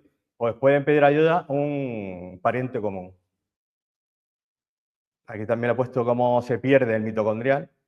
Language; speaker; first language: Spanish; native; Spanish